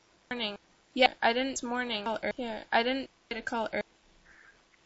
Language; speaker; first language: English; native; English